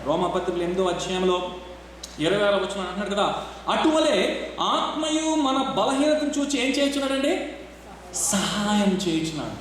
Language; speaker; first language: Telugu; non-native, local second language; Rajasthani